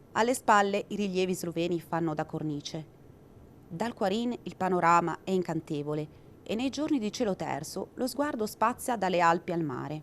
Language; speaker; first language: Italian; native; Italian